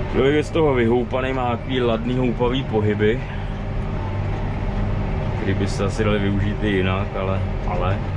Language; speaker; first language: Czech; native; Czech